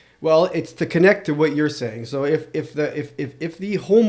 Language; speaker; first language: English; non-native, local second language; French